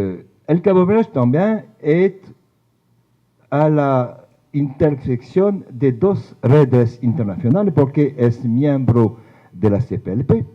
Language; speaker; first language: Spanish; non-native, fluent; French